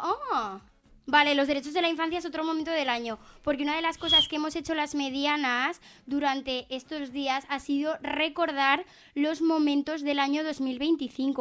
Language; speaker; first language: Spanish; native; Spanish